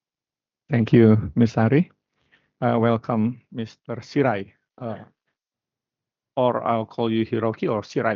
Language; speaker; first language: English; non-native, learner; Indonesian